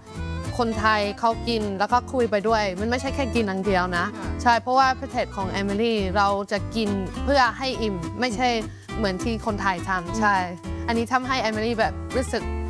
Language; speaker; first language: Thai; non-native, fluent; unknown